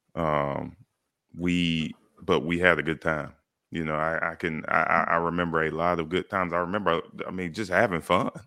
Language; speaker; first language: English; native; English